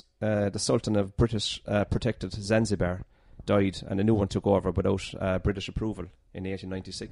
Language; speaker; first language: English; native; English